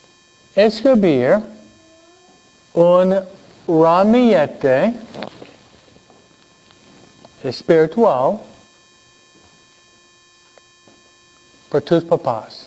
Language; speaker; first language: Spanish; non-native, fluent; English